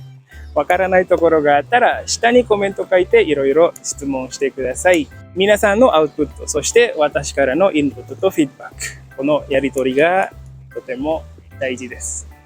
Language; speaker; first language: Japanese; non-native, fluent; Indonesian